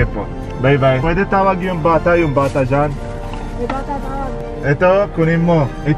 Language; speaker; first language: Filipino; non-native, learner; Arabic